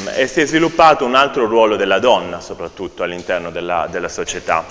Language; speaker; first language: Italian; native; Italian